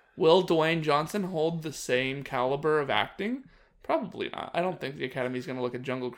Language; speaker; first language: English; native; English